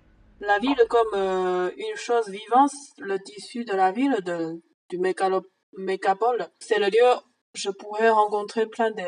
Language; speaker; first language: French; non-native, fluent; Chinese